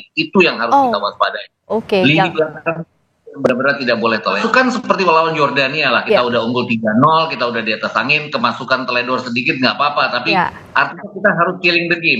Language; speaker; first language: Indonesian; native; Indonesian